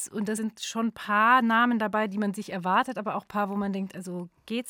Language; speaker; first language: German; native; German